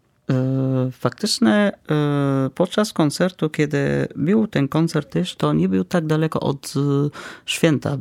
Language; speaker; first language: Polish; non-native, fluent; Arabic